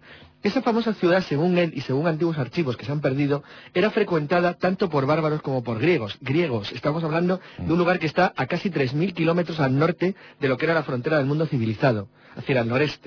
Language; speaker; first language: Spanish; native; Spanish